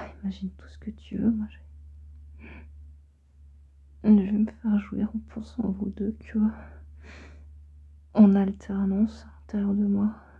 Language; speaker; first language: French; native; French